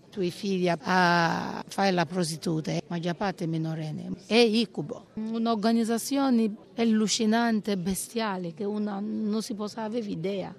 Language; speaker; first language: Italian; non-native, learner; English